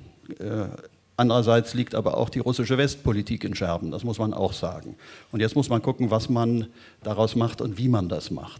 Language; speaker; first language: German; native; German